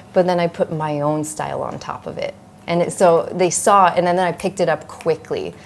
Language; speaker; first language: English; native; English